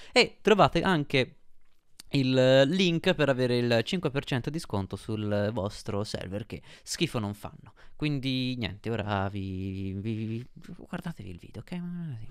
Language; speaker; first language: Italian; native; Italian